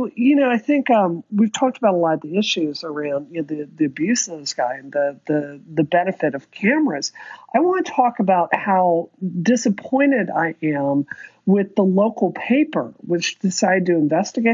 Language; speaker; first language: English; native; English